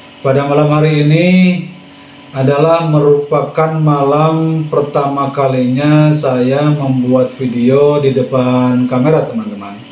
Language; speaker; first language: Indonesian; non-native, local second language; Sundanese